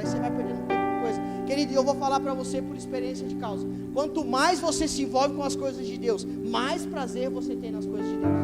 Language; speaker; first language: Portuguese; native; Portuguese